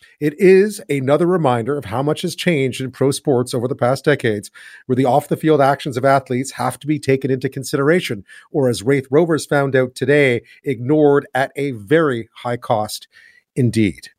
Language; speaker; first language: English; native; English